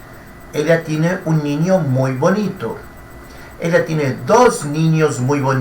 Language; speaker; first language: Spanish; non-native, fluent; Portuguese